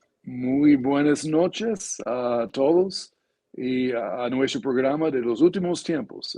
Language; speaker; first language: Spanish; non-native, fluent; English